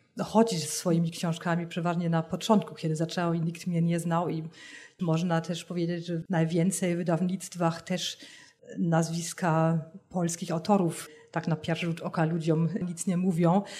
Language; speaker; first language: Polish; non-native, fluent; German